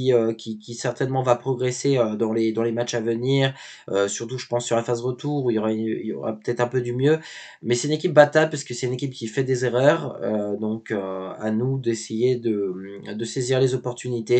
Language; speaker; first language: French; native; French